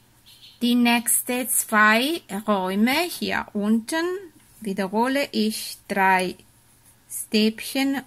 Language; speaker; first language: German; non-native, fluent; Italian